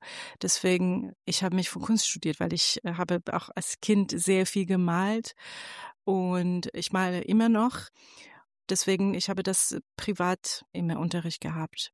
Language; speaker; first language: German; non-native, fluent; Persian